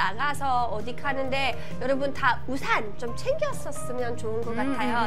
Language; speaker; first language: Korean; non-native, learner; English